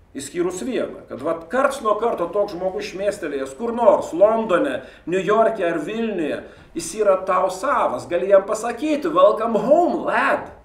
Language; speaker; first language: Lithuanian; native; Lithuanian